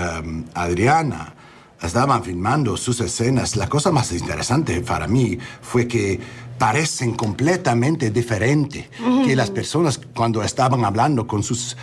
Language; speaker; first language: Spanish; non-native, fluent; English